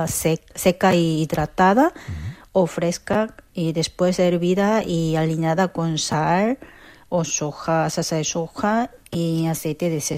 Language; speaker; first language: Spanish; non-native, fluent; Korean